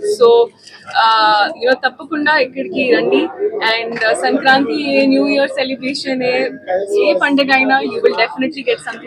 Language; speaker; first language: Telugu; non-native, learner; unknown